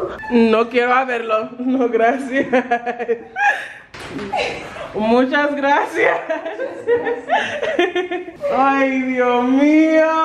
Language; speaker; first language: Spanish; non-native, learner; English